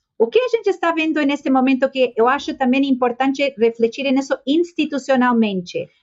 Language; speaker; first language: Portuguese; non-native, fluent; Spanish